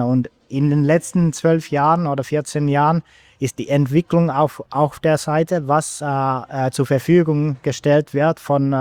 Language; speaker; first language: German; non-native, fluent; Finnish